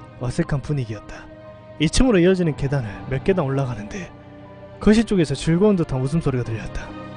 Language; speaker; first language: Korean; native; Korean